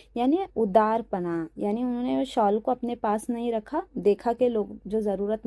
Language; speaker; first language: Hindi; non-native, local second language; Marathi